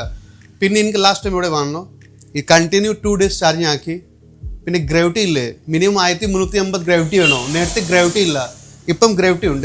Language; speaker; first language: Malayalam; non-native, learner; Hindi